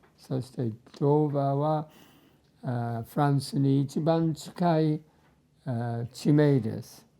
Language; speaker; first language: Japanese; non-native, fluent; English